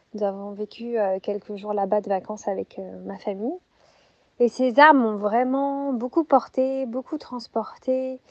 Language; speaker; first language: French; native; French